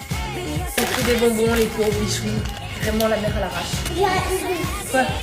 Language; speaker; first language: French; native; French